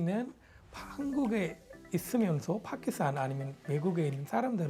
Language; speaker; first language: Korean; non-native, fluent; Punjabi